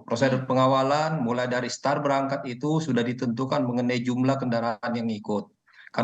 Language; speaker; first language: Indonesian; native; Indonesian